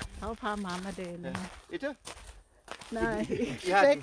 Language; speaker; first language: German; non-native, learner; Thai